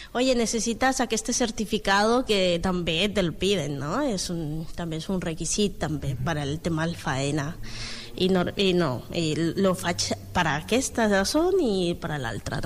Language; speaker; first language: Catalan; non-native, learner; Spanish